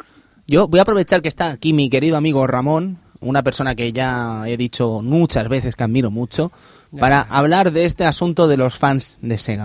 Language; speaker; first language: Spanish; native; Spanish